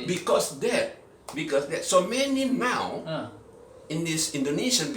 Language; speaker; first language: English; non-native, learner; Indonesian